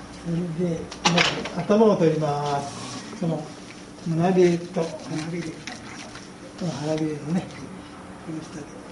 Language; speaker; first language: Japanese; native; Japanese